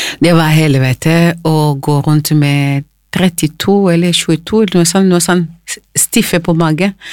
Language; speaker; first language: Norwegian; non-native, fluent; Lingala